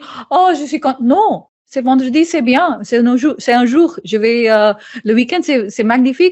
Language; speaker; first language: French; non-native, fluent; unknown